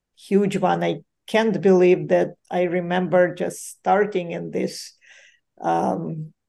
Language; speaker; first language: English; non-native, fluent; Ukrainian